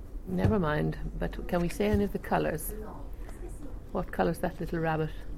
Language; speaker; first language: English; native; English